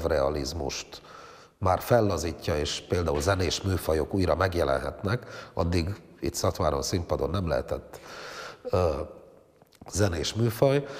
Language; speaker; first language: Hungarian; native; Hungarian